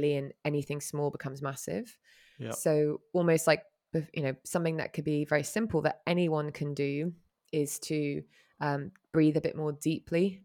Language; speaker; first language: English; native; English